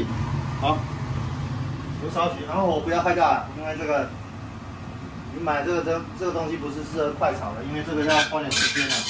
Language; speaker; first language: Chinese; native; Chinese